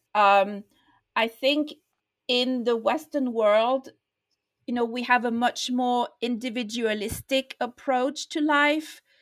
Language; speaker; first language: English; non-native, fluent; French